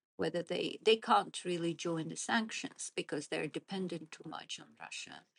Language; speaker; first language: English; non-native, fluent; Azerbaijani